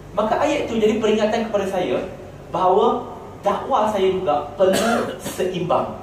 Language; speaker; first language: Malay; non-native, local second language; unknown